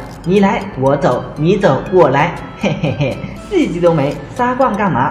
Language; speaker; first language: Chinese; native; Chinese